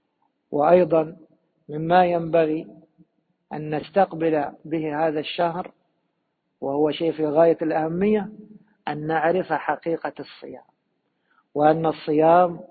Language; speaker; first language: Arabic; native; Arabic